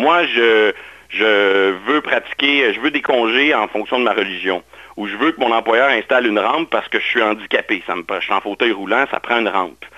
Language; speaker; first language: French; native; French